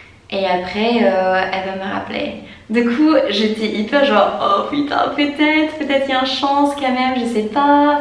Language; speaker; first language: French; non-native, fluent; English